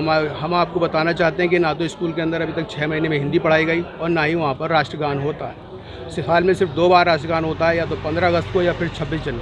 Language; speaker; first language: Hindi; native; Hindi